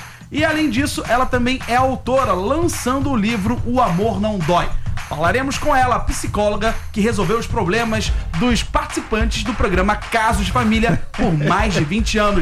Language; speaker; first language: Portuguese; native; Portuguese